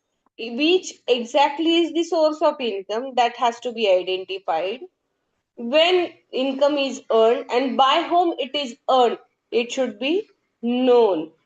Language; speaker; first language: English; non-native, local second language; Hindi